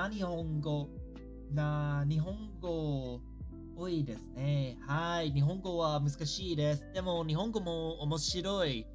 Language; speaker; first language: Japanese; non-native, learner; English